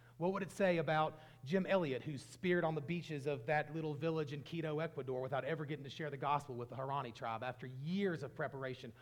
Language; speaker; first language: English; native; English